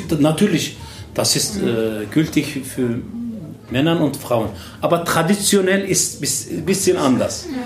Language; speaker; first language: German; non-native, learner; Turkish